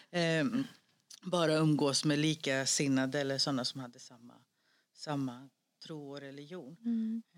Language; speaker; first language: Swedish; early bilingual, other home language; Greek